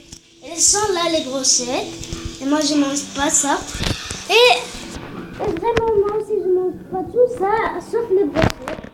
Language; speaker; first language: French; non-native, learner; Arabic